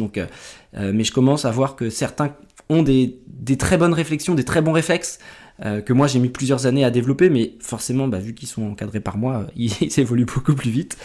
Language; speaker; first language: French; native; French